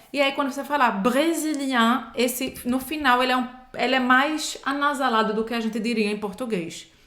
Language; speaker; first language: Portuguese; native; Portuguese